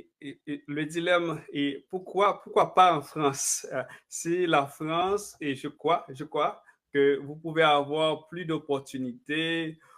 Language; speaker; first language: French; non-native, local second language; Haitian Creole